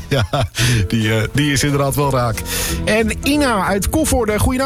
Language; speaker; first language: Dutch; native; Dutch